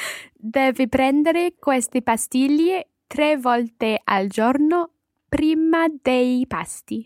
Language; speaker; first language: Italian; non-native, learner; English